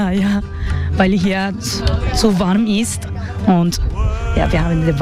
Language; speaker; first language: German; non-native, learner; Spanish